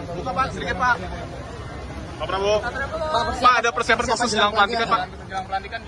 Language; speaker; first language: Indonesian; native; Indonesian